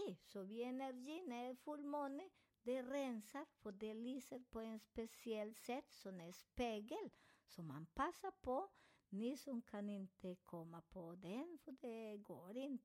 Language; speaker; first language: Swedish; non-native, fluent; Spanish